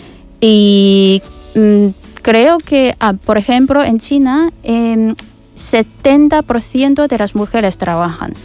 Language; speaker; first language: Spanish; non-native, fluent; Chinese